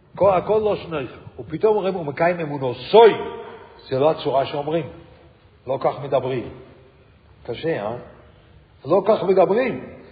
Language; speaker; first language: Hebrew; non-native, fluent; English